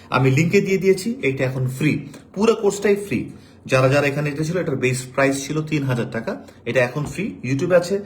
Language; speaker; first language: Bangla; native; Bangla